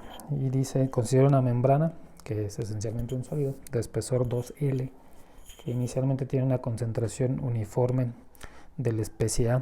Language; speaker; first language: Spanish; native; Spanish